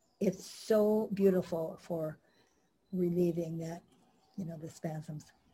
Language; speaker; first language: English; native; English